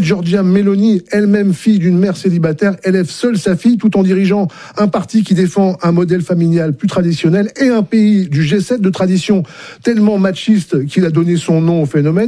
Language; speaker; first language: French; native; French